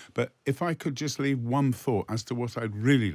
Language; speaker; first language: English; native; English